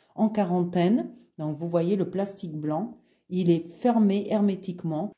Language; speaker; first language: French; non-native, fluent; Portuguese